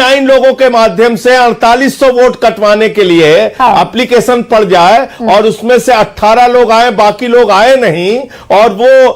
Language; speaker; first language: Hindi; native; Hindi